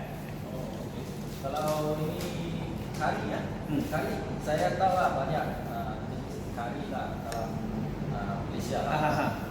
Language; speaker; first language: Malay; non-native, local second language; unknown